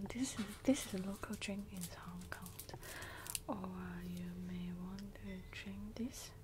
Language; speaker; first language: English; non-native, learner; Cantonese